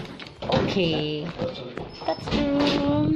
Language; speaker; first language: English; non-native, local second language; Indonesian